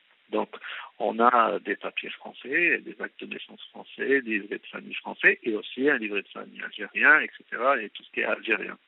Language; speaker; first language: French; non-native, local second language; Arabic